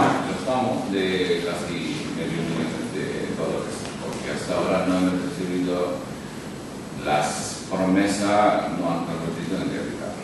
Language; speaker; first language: Spanish; non-native, local second language; Urdu